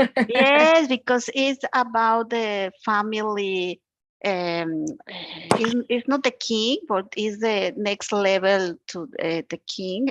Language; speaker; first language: English; non-native, learner; Spanish